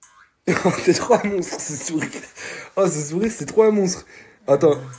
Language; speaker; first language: French; native; French